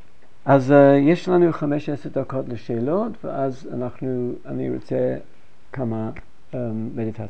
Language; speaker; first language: Hebrew; non-native, fluent; English